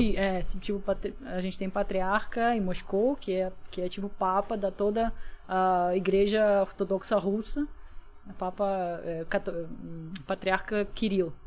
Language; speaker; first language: Portuguese; non-native, fluent; Russian